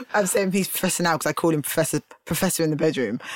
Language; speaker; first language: English; native; English